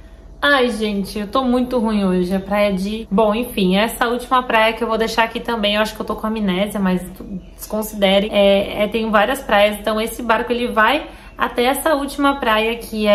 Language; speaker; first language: Portuguese; native; Portuguese